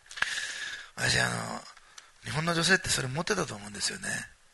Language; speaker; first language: Japanese; native; Japanese